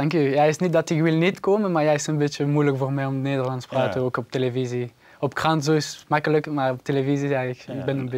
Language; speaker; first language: Dutch; non-native, learner; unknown